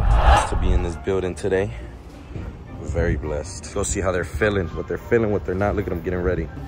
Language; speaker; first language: English; early bilingual, other home language; Spanish